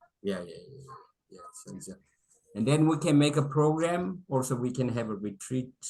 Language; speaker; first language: English; non-native, local second language; Korean